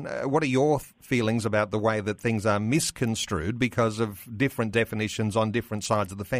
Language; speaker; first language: English; native; English